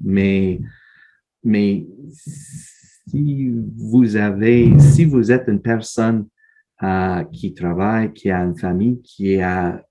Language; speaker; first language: French; non-native, learner; English